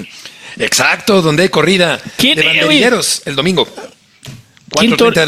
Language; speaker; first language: Spanish; native; Spanish